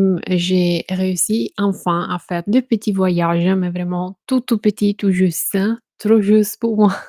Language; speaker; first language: French; non-native, fluent; Italian